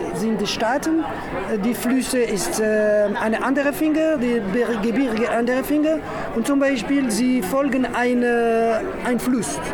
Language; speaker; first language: German; non-native, learner; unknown